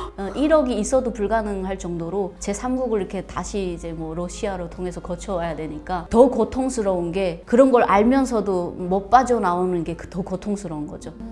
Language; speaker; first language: Korean; native; Korean